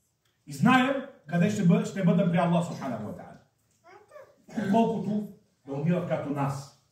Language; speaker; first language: Bulgarian; non-native, fluent; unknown